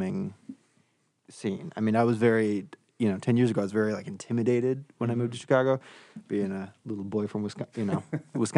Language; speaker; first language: English; native; English